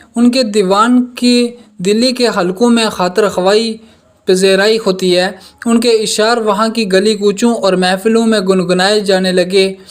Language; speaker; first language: Urdu; native; Urdu